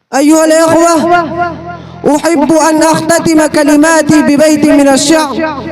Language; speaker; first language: Arabic; non-native, fluent; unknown